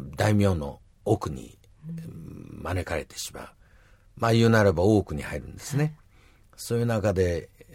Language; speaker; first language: Japanese; native; Japanese